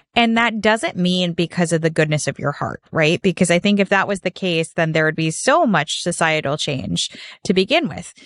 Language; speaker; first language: English; native; English